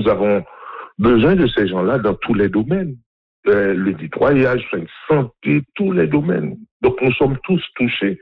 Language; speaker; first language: French; non-native, local second language; Haitian Creole